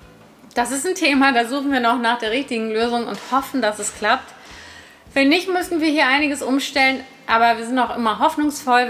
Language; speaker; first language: German; native; German